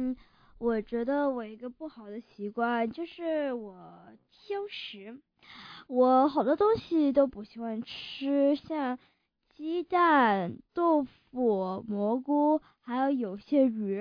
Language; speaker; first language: Chinese; early bilingual, heritage; Chinese